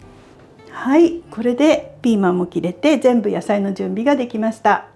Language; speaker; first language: Japanese; native; Japanese